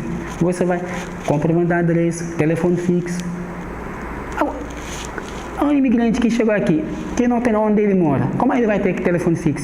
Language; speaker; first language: Portuguese; non-native, learner; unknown